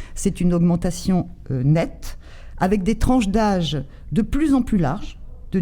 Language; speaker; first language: French; native; French